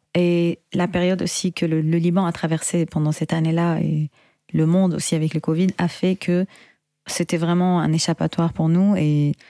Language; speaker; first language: French; non-native, fluent; Arabic